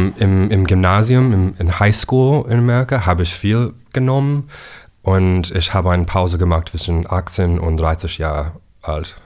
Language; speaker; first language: German; non-native, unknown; English